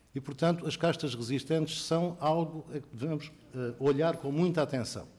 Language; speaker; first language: Portuguese; native; Portuguese